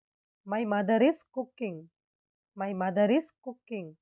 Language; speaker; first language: English; non-native, local second language; Tamil